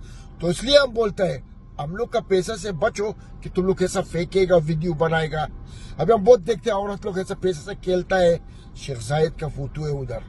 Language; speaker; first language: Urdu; non-native, learner; Arabic